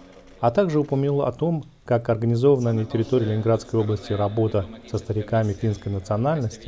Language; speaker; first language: Russian; native; Russian